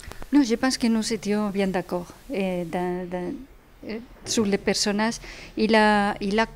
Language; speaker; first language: French; non-native, fluent; Spanish